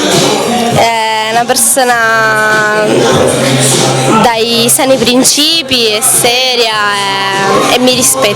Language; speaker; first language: Italian; native; Italian